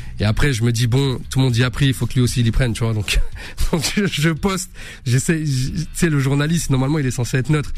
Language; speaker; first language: French; early bilingual, other home language; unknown